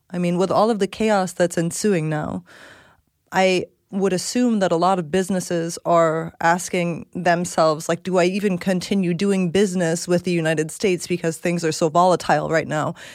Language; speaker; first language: English; native; English